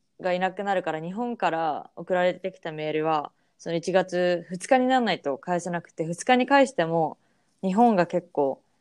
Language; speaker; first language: Japanese; native; Japanese